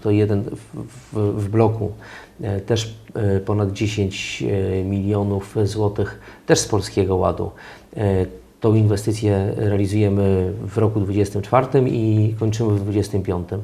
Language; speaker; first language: Polish; native; Polish